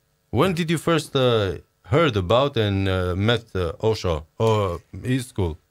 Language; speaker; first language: English; non-native, fluent; Albanian